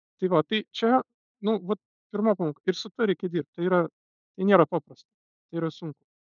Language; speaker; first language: Lithuanian; non-native, local second language; Russian